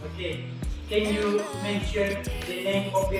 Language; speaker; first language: English; non-native, learner; Indonesian